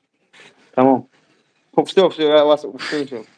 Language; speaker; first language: Russian; non-native, learner; Tajik